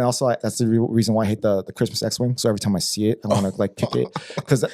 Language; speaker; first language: English; native; English